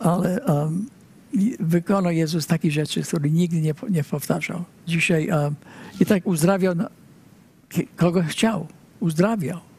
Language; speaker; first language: Polish; early bilingual, heritage; Polish